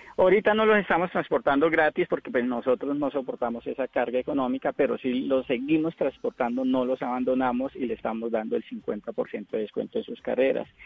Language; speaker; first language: Spanish; native; Spanish